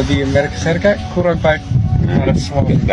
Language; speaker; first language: Indonesian; non-native, learner; English